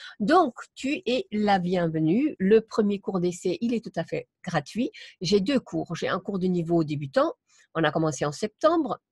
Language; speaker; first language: French; non-native, fluent; German